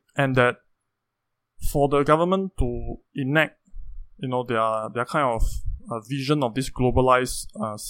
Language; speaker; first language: English; native; English